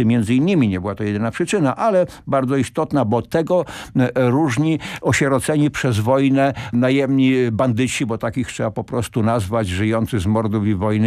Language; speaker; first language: Polish; native; Polish